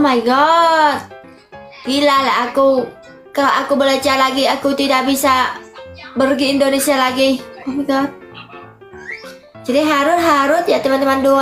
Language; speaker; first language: Indonesian; non-native, learner; Vietnamese